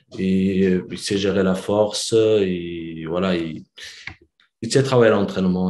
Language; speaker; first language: French; early bilingual, other home language; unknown